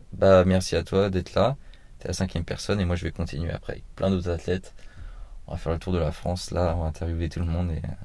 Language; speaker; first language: French; native; French